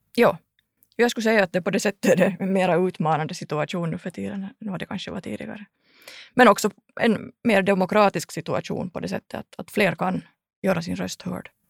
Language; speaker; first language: Swedish; native; Swedish